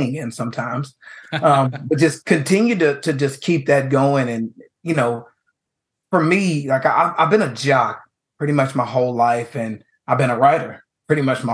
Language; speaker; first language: English; native; English